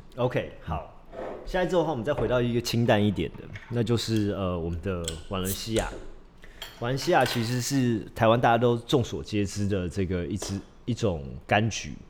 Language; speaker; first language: Chinese; early bilingual, heritage; Chinese